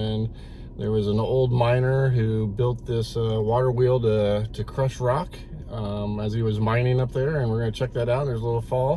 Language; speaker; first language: English; native; English